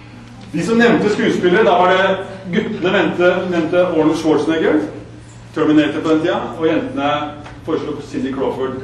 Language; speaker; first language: Norwegian; native; Norwegian